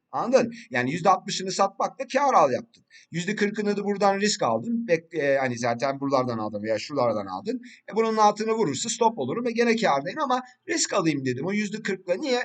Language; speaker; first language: Turkish; early bilingual, heritage; Turkish